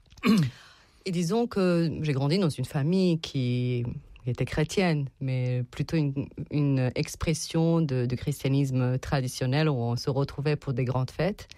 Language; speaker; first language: French; non-native, fluent; Serbian